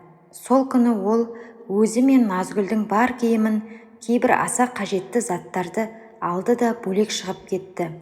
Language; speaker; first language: Kazakh; native; Kazakh